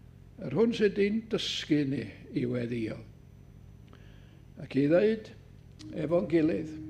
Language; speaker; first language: Welsh; native; Welsh